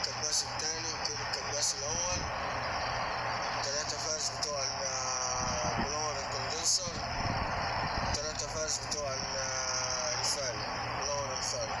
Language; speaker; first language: Arabic; native; Arabic